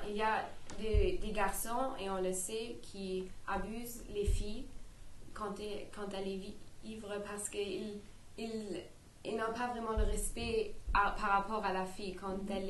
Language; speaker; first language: French; non-native, learner; English